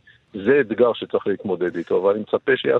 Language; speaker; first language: Hebrew; native; Hebrew